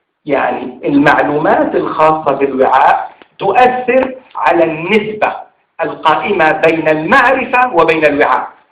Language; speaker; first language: Arabic; native; Arabic